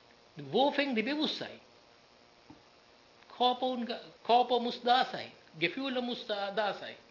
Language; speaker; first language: German; non-native, learner; Sinhala